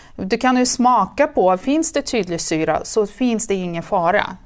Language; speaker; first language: Swedish; non-native, fluent; Russian